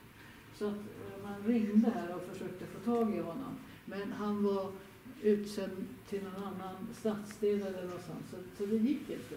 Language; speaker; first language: Swedish; native; Swedish